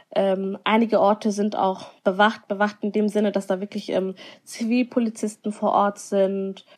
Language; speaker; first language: German; non-native, local second language; Somali